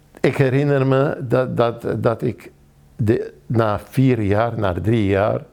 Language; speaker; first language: Dutch; non-native, fluent; Arabic